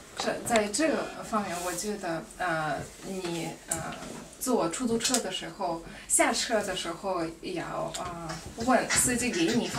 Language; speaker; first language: Chinese; non-native, fluent; Russian